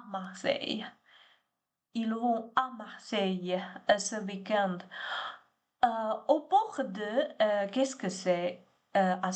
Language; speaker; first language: French; non-native, learner; Chinese